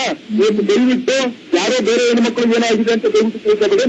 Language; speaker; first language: Kannada; native; Kannada